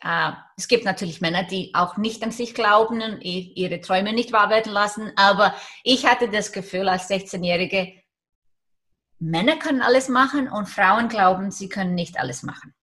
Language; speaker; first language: German; non-native, fluent; Icelandic